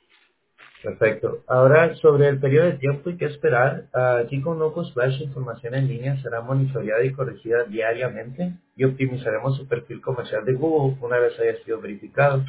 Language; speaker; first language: Spanish; native; Spanish